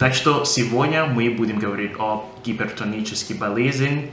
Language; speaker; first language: Russian; non-native, fluent; English